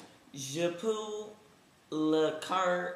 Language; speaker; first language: French; non-native, learner; English